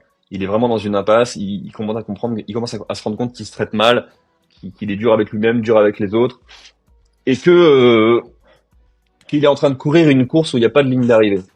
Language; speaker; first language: French; native; French